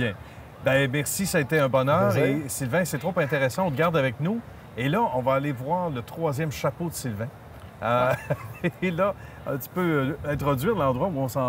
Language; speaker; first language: French; native; French